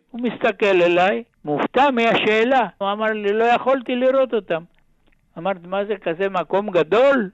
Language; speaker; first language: Hebrew; non-native, fluent; Ladino